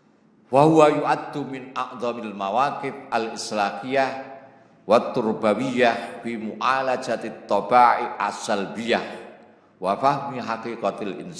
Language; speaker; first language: Arabic; non-native, fluent; Indonesian